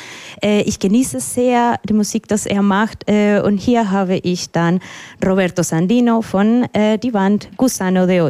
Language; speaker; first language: German; non-native, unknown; Spanish